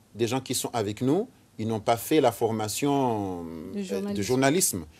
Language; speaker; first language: French; non-native, local second language; Ngazidja Comorian